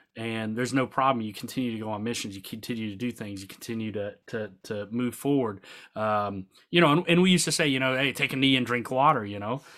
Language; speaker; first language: English; native; English